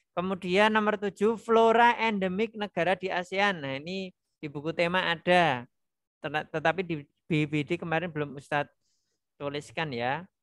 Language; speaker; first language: Indonesian; non-native, local second language; Javanese